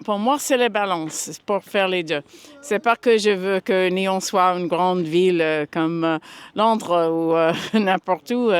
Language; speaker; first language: French; non-native, fluent; English